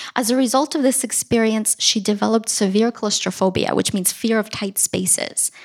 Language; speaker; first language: English; early bilingual, other home language; Russian